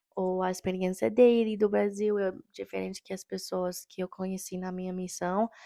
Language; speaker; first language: Portuguese; non-native, fluent; English